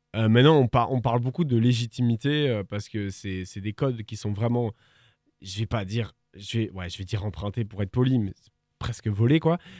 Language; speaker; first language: French; native; French